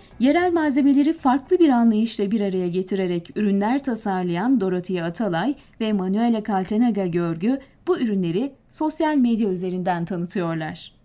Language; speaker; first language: Turkish; native; Turkish